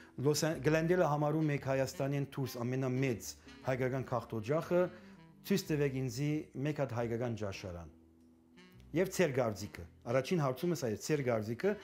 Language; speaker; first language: Armenian; early bilingual, heritage; Armenian